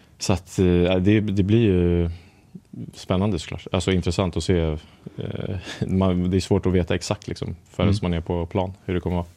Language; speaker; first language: Swedish; native; Swedish